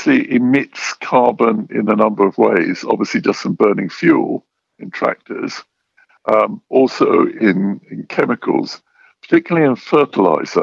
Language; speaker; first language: English; native; English